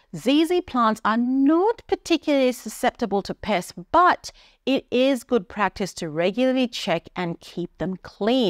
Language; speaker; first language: English; native; English